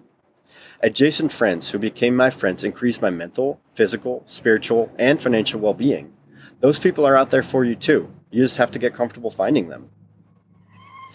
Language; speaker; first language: English; non-native, fluent; Dutch